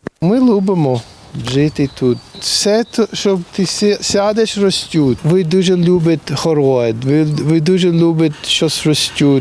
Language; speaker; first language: Ukrainian; non-native, learner; English